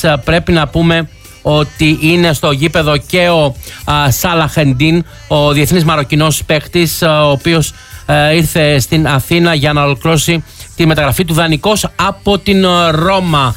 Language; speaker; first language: Greek; native; Greek